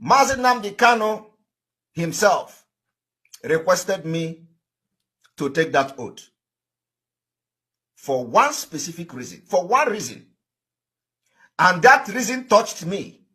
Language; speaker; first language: English; non-native, local second language; Igbo